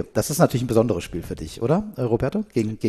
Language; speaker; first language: German; native; German